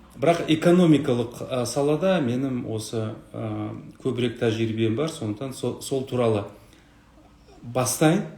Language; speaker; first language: Kazakh; non-native, local second language; Russian